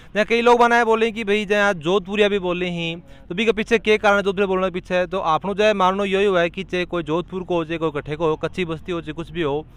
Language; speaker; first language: Hindi; native; Hindi